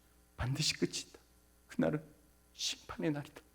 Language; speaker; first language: Korean; native; Korean